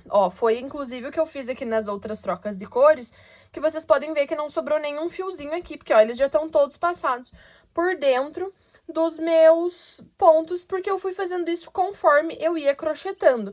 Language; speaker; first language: Portuguese; native; Portuguese